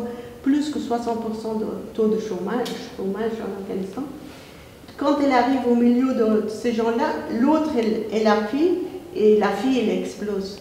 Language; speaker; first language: French; non-native, fluent; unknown